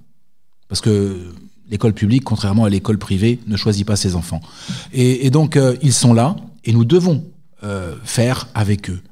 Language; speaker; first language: French; native; French